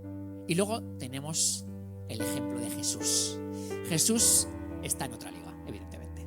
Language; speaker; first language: Spanish; native; Spanish